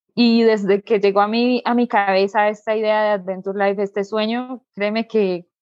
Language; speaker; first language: Spanish; native; Spanish